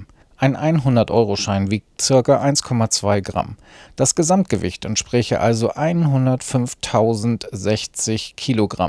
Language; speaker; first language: German; native; German